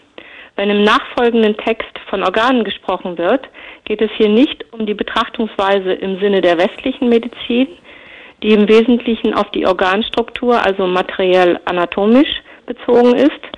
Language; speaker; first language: German; native; German